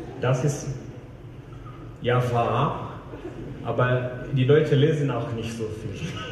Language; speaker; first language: German; non-native, fluent; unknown